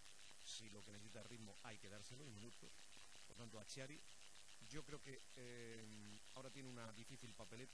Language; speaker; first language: Spanish; native; Spanish